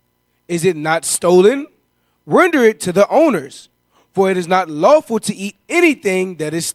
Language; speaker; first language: English; native; English